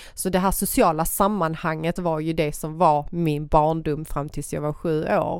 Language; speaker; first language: Swedish; early bilingual, other home language; Persian